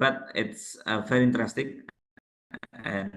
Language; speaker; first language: English; non-native, local second language; Indonesian